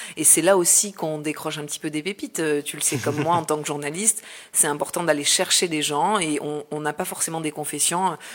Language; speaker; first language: French; native; French